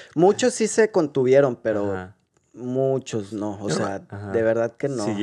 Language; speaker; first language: Spanish; native; Spanish